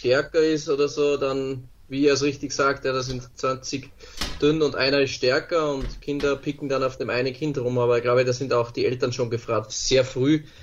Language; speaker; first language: German; native; German